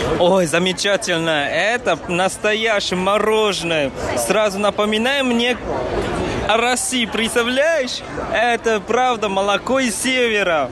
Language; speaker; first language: Russian; non-native, fluent; Chinese